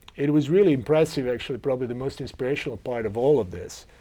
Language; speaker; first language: English; non-native, fluent; Croatian